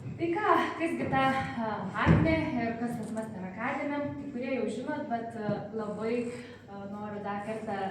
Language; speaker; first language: Lithuanian; native; Lithuanian